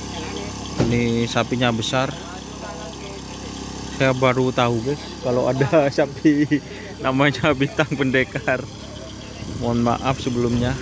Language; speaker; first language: Indonesian; non-native, local second language; Madurese